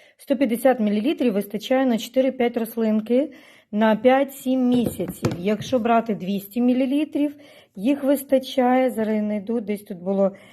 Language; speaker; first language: Ukrainian; non-native, local second language; Russian